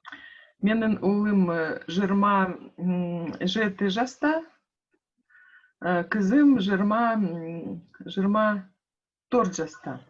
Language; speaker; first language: Kazakh; non-native, local second language; Russian